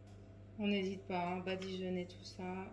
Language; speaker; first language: French; native; French